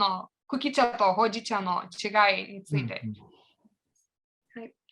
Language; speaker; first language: Japanese; non-native, fluent; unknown